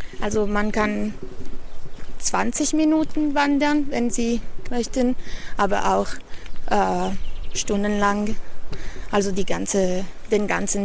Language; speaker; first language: German; non-native, fluent; Italian